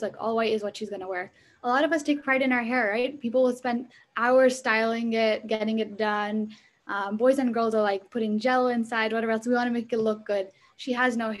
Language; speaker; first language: English; early bilingual, other home language; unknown